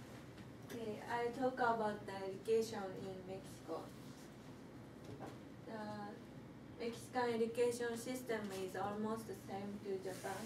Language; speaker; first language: English; non-native, learner; Japanese